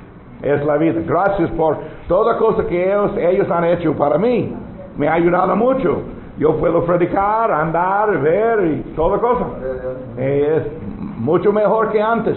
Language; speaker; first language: Spanish; non-native, learner; English